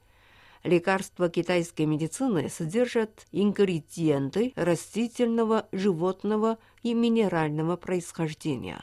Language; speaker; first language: Russian; non-native, fluent; Chinese